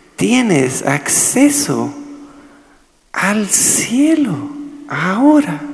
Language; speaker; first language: Spanish; native; Spanish